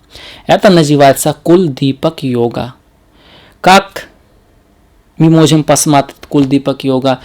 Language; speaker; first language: Russian; non-native, learner; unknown